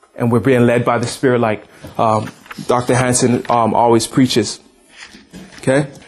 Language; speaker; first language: English; native; English